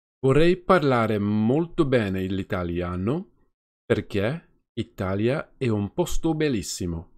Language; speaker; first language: Italian; non-native, learner; Afrikaans